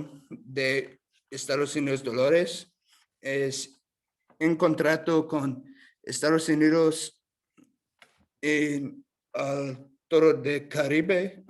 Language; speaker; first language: Spanish; non-native, learner; English